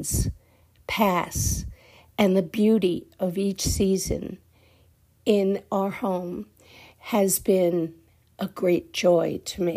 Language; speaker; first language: English; native; English